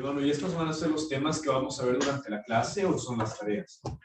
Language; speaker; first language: Spanish; native; Spanish